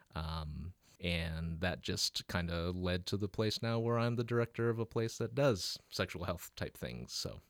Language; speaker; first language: English; early bilingual, other home language; Filipino